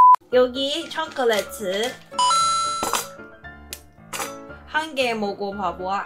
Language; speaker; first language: Korean; non-native, learner; Cantonese